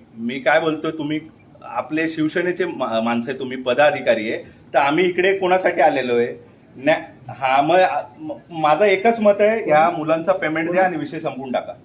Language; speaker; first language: Marathi; native; Marathi